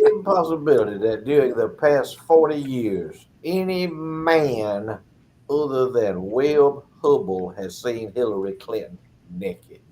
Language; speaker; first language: English; native; English